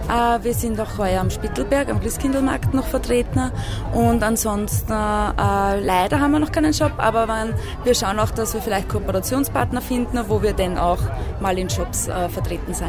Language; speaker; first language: German; native; German